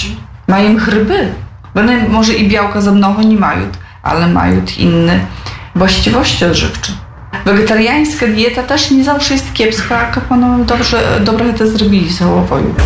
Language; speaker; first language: Polish; non-native, local second language; Belarusian